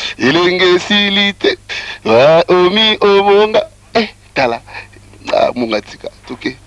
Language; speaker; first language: Lingala; native; Lingala